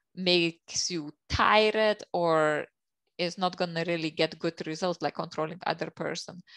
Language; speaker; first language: English; non-native, fluent; Lithuanian